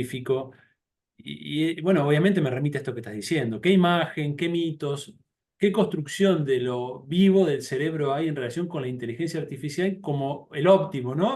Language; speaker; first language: Spanish; native; Spanish